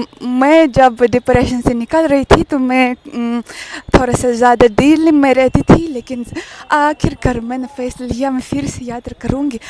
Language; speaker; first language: Hindi; non-native, learner; Russian